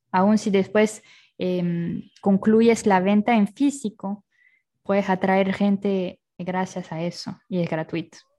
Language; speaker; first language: Spanish; non-native, fluent; French